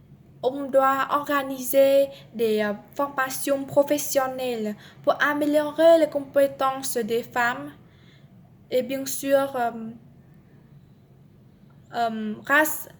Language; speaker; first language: French; non-native, learner; Vietnamese